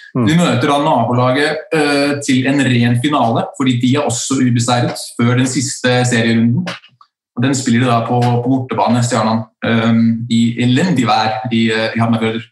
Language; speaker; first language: Norwegian; early bilingual, other home language; Icelandic